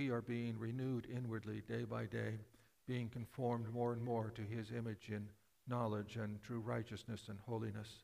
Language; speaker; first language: English; native; English